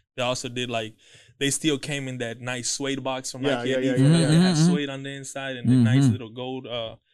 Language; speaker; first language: English; early bilingual, other home language; Spanish